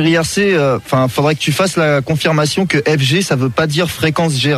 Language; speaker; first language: French; native; French